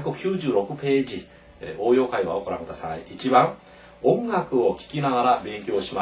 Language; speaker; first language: Japanese; non-native, fluent; Korean